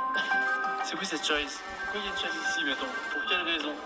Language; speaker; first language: French; native; French